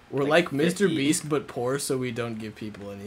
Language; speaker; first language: English; native; English